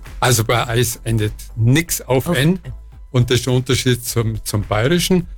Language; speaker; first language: German; native; German